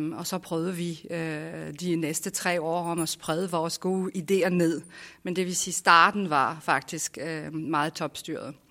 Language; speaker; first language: Danish; non-native, fluent; French